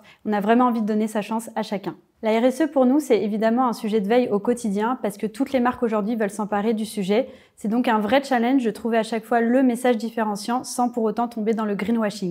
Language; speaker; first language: French; native; French